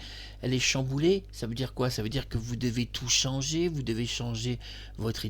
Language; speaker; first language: French; native; French